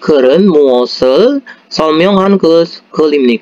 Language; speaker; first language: Korean; non-native, fluent; Indonesian